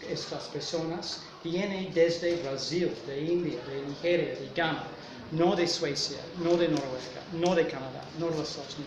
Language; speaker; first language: Spanish; non-native, fluent; English